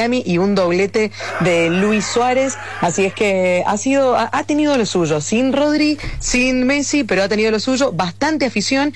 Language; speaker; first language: Spanish; native; Spanish